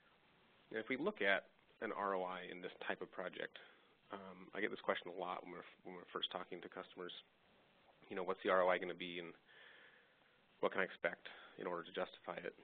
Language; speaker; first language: English; native; English